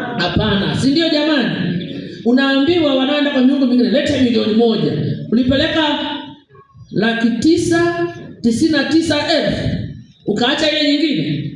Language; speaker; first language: Swahili; native; Swahili